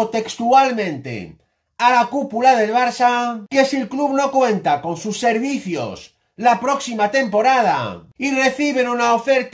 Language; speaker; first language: Spanish; native; Spanish